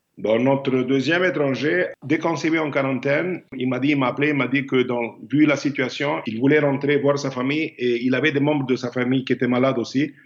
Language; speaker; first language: French; non-native, fluent; Arabic